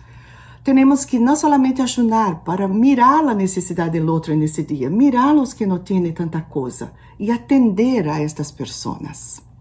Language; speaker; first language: Spanish; non-native, learner; Portuguese